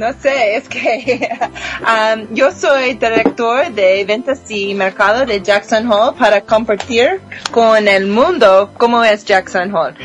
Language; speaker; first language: Spanish; non-native, fluent; English